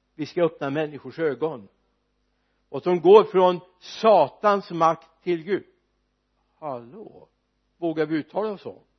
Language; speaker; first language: Swedish; native; Swedish